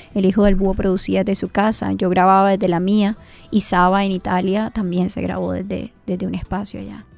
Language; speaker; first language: Spanish; native; Spanish